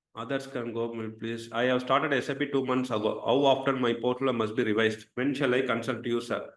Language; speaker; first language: English; non-native, local second language; Tamil